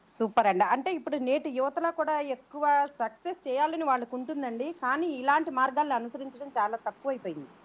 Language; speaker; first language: Telugu; native; Telugu